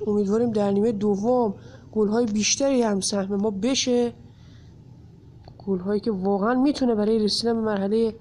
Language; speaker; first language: Persian; native; Persian